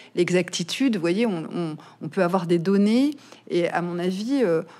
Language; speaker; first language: French; native; French